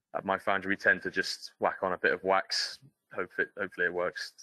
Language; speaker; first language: English; native; English